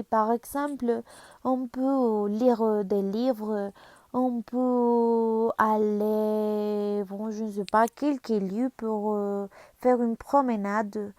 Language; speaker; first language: French; non-native, learner; Spanish